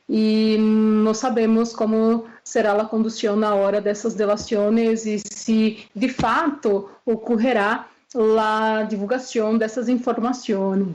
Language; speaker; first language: Spanish; non-native, fluent; Portuguese